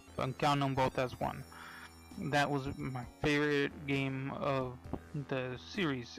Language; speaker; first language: English; native; English